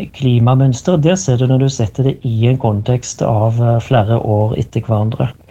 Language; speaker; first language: Norwegian; native; Norwegian